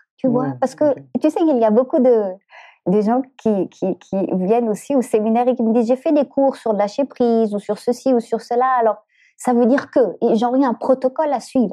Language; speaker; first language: French; native; French